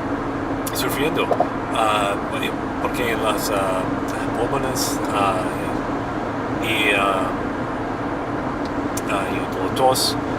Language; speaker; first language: Spanish; non-native, learner; English